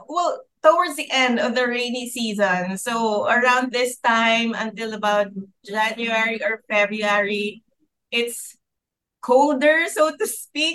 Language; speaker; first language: English; non-native, local second language; Filipino